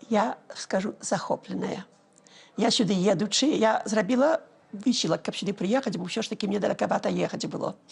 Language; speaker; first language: Belarusian; early bilingual, heritage; Belarusian